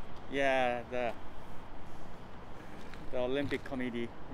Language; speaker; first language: English; non-native, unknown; Japanese